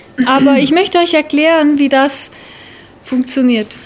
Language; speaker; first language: German; native; German